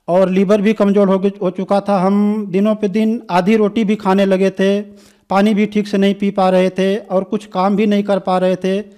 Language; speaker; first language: Hindi; native; Hindi